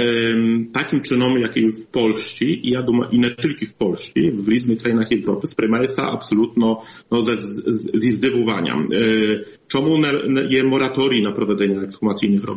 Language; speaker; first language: Polish; non-native, learner; Ukrainian